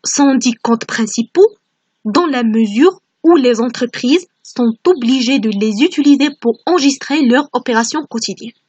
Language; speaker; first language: French; non-native, local second language; Arabic